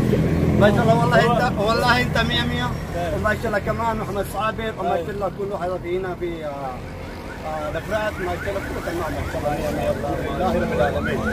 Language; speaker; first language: Arabic; non-native, learner; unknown